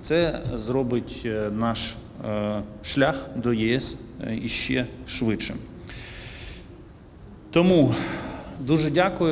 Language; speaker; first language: Ukrainian; native; Ukrainian